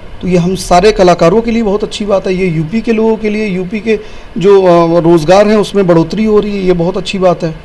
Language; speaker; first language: Hindi; non-native, local second language; Bhojpuri